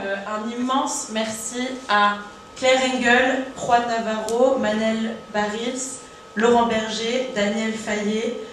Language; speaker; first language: French; native; French